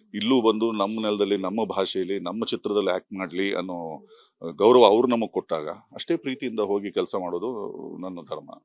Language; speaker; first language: Kannada; native; Kannada